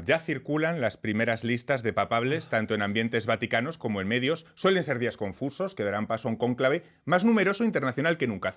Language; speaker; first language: Spanish; native; Spanish